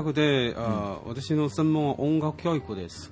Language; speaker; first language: Japanese; non-native, learner; Chinese